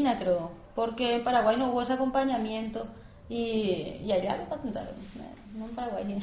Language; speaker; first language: Spanish; native; Spanish